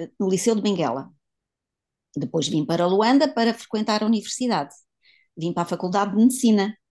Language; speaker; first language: Portuguese; native; Portuguese